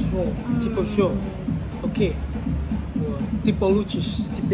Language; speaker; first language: Russian; non-native, learner; Indonesian